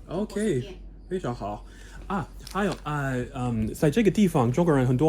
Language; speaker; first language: Chinese; non-native, learner; English